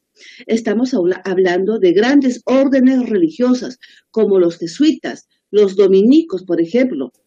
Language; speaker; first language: Spanish; native; Spanish